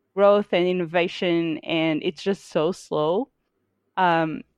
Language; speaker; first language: English; non-native, fluent; Portuguese